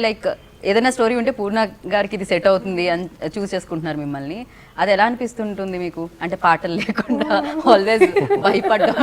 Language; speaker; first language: Telugu; native; Telugu